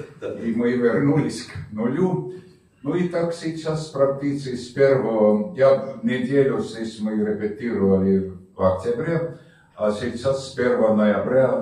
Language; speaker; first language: Russian; native; Russian